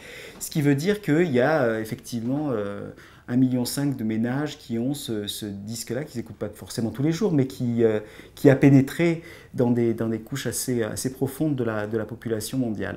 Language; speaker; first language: French; native; French